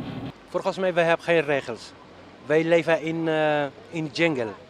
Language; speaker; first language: Dutch; non-native, learner; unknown